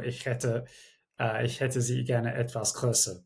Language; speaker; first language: German; non-native, fluent; English